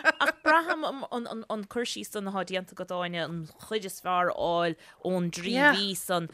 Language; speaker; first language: Irish; native; Irish